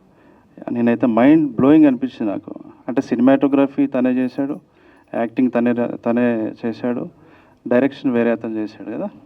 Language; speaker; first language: Telugu; native; Telugu